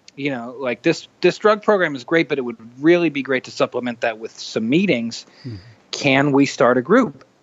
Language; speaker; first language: English; native; English